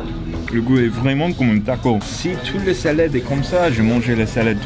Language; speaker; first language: French; non-native, learner; English